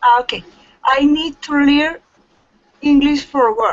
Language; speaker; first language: English; non-native, learner; Spanish